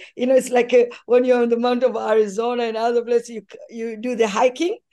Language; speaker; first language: English; non-native, local second language; Swahili